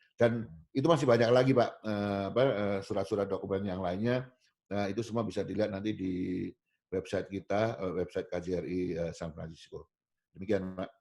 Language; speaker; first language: Indonesian; native; Indonesian